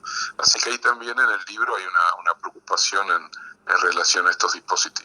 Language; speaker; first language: Spanish; native; Spanish